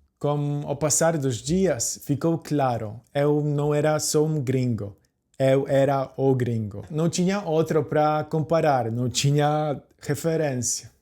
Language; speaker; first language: Portuguese; non-native, fluent; Polish